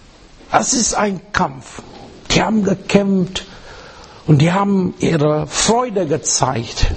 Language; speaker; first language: German; non-native, learner; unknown